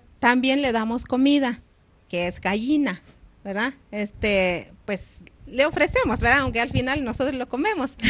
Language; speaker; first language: Spanish; non-native, local second language; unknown